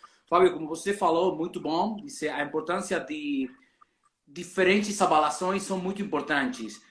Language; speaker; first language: Portuguese; non-native, learner; Spanish